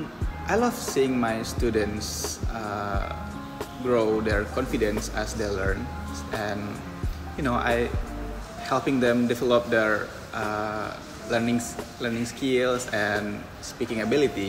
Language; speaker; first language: English; non-native, fluent; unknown